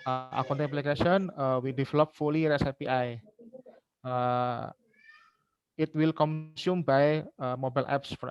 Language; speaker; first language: English; non-native, learner; Indonesian